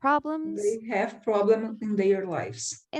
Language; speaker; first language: English; non-native, learner; Portuguese